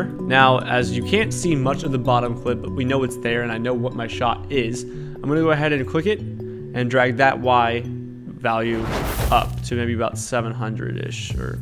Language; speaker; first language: English; native; English